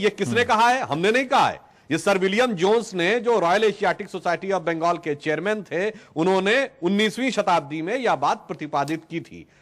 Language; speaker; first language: Hindi; native; Hindi